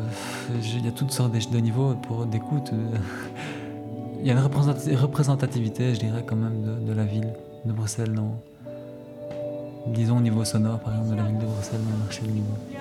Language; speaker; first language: French; native; French